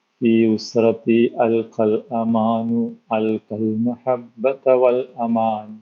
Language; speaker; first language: Arabic; non-native, fluent; Malayalam